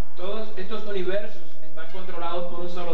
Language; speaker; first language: Spanish; native; Spanish